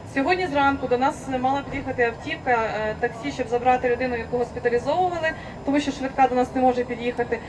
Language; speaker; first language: Ukrainian; native; Ukrainian